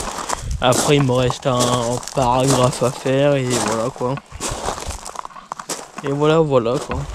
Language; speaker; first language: French; native; French